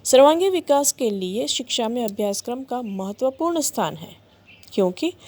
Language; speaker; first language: Hindi; non-native, local second language; Gujarati